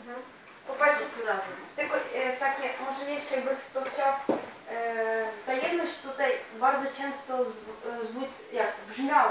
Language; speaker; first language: Polish; non-native, fluent; Ukrainian